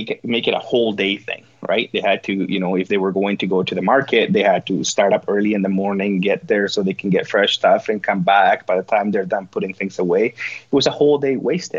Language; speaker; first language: English; non-native, fluent; Spanish